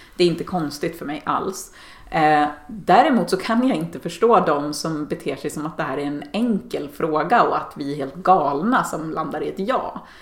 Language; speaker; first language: Swedish; native; Swedish